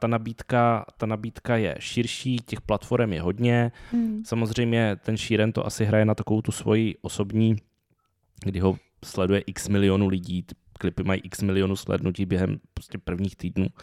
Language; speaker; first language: Czech; native; Czech